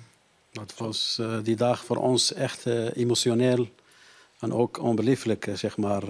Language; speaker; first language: Dutch; non-native, learner; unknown